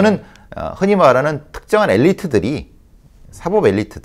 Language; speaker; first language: Korean; native; Korean